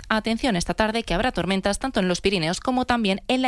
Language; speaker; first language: Spanish; native; Spanish